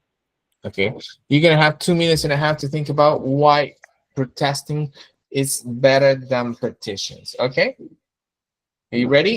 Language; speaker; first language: English; non-native, fluent; Spanish